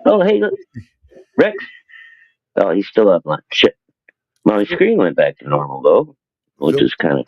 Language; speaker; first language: English; native; English